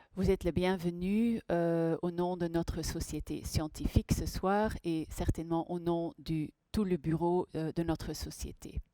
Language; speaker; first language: French; non-native, local second language; Dutch